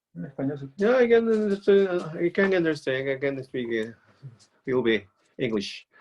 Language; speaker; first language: English; non-native, learner; Spanish